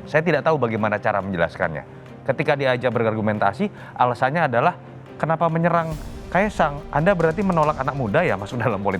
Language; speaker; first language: Indonesian; native; Indonesian